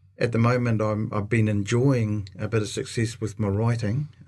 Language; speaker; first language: English; native; English